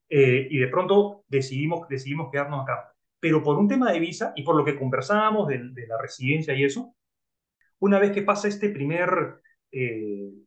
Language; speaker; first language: Spanish; native; Spanish